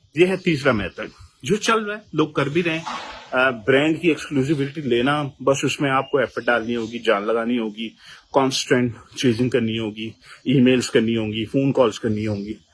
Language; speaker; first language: Urdu; native; Urdu